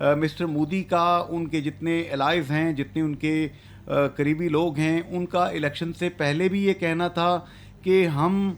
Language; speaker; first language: Urdu; non-native, local second language; Punjabi